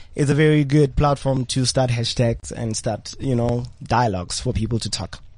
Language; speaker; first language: English; non-native, local second language; Venda